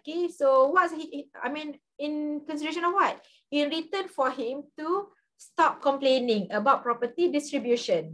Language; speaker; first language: English; non-native, local second language; Malay